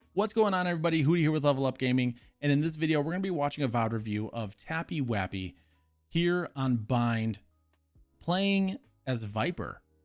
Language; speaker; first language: English; native; English